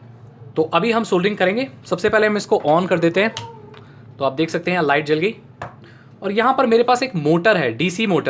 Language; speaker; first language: Hindi; native; Hindi